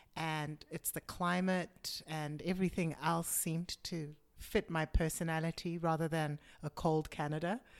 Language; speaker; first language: English; non-native, local second language; Shona